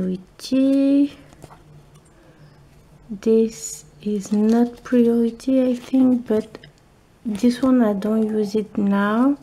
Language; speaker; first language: English; non-native, learner; French